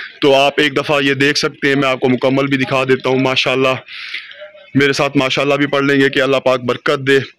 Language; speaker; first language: Urdu; non-native, local second language; Saraiki